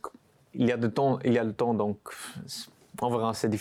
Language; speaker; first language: French; non-native, local second language; Dutch